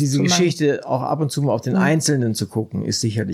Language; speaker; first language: German; native; German